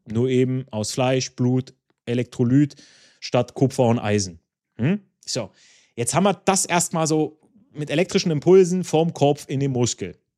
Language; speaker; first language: German; non-native, fluent; Italian